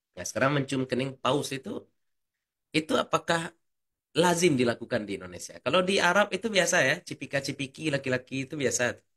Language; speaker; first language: Indonesian; non-native, local second language; Minangkabau